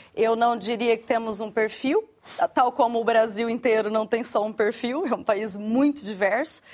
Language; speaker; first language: Portuguese; native; Portuguese